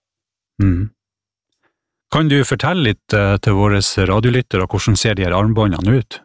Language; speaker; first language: Norwegian; native; Norwegian